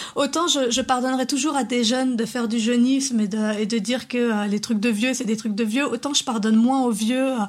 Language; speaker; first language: French; native; French